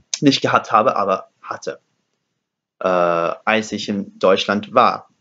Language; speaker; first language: German; non-native, learner; English